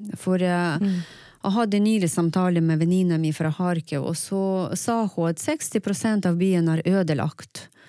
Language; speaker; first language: Norwegian; non-native, fluent; Ukrainian